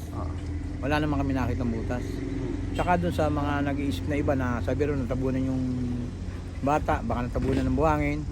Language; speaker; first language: Filipino; native; Filipino